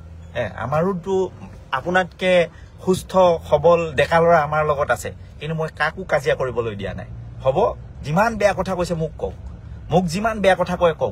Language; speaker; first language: Assamese; native; Assamese